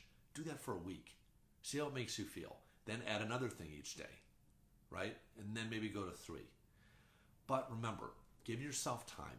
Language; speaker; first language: English; native; English